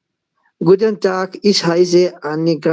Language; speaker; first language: German; non-native, learner; Urdu